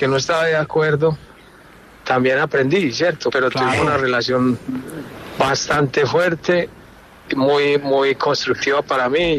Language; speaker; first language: Spanish; native; Spanish